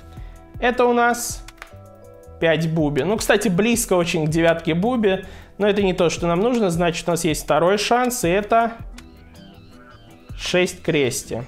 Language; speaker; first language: Russian; native; Russian